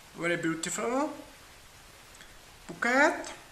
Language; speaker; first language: English; non-native, learner; Czech